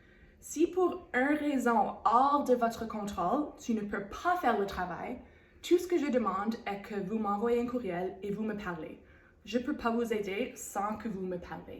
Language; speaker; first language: French; non-native, local second language; English